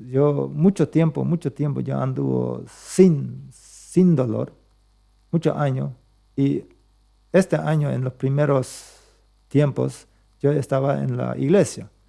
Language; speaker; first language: Spanish; non-native, local second language; Plautdietsch